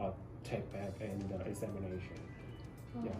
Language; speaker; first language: English; non-native, learner; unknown